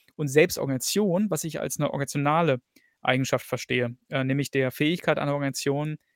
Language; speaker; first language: German; native; German